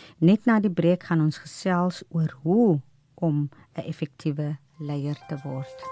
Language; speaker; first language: Afrikaans; native; Afrikaans